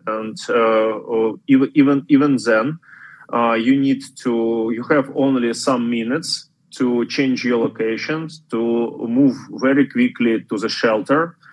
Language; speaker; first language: English; non-native, fluent; Ukrainian